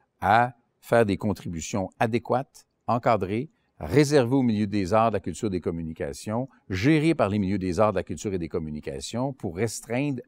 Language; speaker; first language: French; native; French